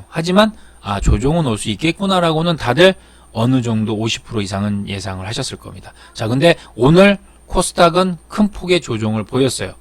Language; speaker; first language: Korean; native; Korean